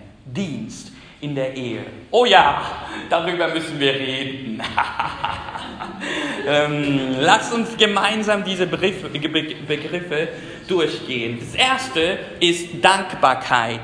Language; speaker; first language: German; non-native, fluent; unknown